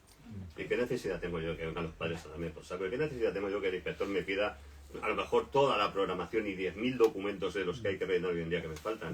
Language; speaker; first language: Spanish; native; Spanish